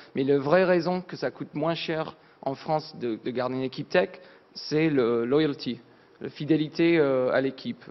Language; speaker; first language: French; non-native, fluent; English